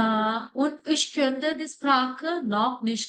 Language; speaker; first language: German; non-native, fluent; Malayalam